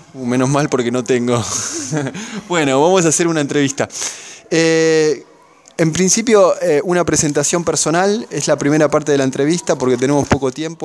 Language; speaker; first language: Spanish; native; Spanish